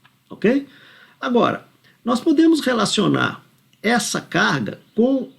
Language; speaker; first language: Portuguese; native; Portuguese